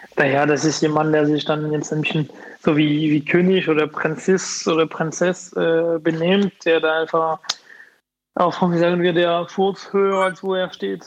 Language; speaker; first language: German; non-native, fluent; French